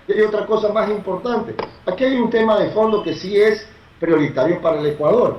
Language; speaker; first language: Spanish; native; Spanish